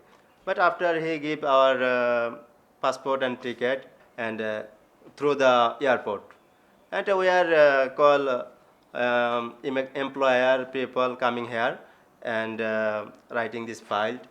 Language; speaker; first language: English; non-native, learner; Bangla